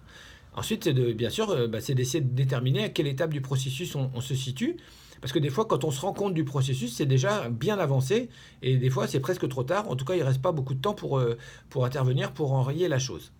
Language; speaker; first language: French; native; French